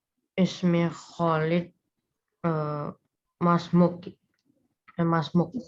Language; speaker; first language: Arabic; non-native, learner; Indonesian